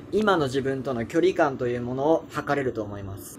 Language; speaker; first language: Japanese; native; Japanese